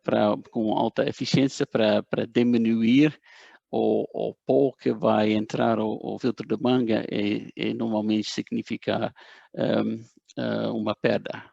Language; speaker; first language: Portuguese; non-native, fluent; Dutch